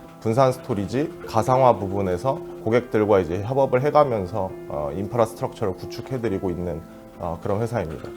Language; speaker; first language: Korean; native; Korean